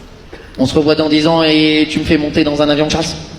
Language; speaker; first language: French; native; French